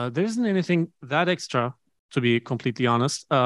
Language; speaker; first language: English; non-native, fluent; Turkish